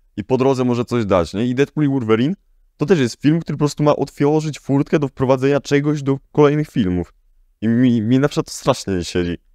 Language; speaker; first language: Polish; native; Polish